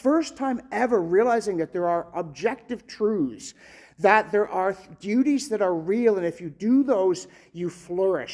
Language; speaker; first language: English; native; English